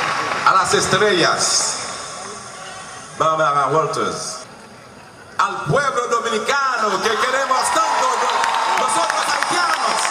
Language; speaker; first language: Spanish; non-native, learner; Haitian Creole